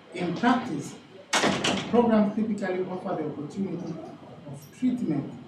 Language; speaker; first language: English; non-native, local second language; Swahili